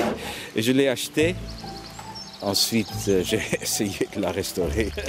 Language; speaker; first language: French; non-native, fluent; Dutch